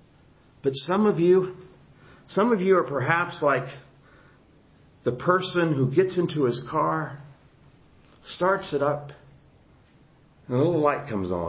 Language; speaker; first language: English; native; English